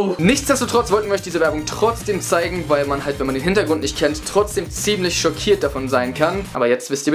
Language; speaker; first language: German; native; German